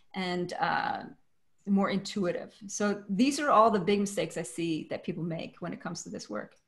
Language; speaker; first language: English; native; English